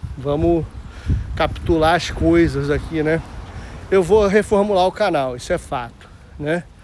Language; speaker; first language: Portuguese; native; Portuguese